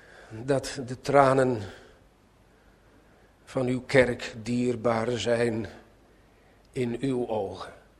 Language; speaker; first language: Dutch; native; Dutch